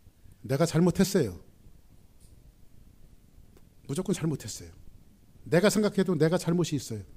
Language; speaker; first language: Korean; native; Korean